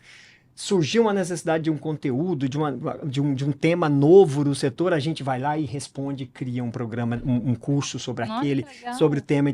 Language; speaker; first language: Portuguese; native; Portuguese